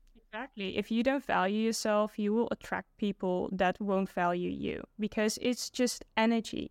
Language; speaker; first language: English; non-native, fluent; Dutch